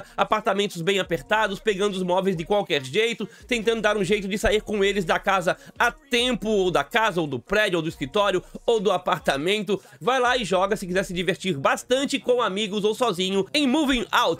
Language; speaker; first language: Portuguese; native; Portuguese